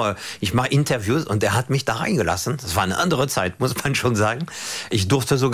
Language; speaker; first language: German; non-native, fluent; French